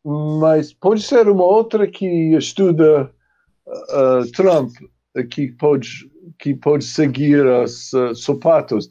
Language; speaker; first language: Portuguese; non-native, fluent; English